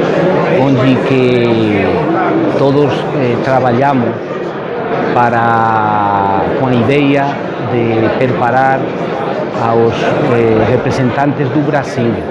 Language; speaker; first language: Spanish; non-native, fluent; Portuguese